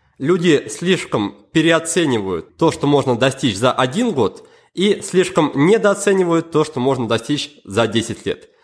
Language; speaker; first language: Russian; native; Russian